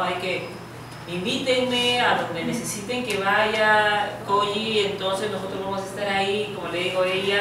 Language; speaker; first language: Spanish; native; Spanish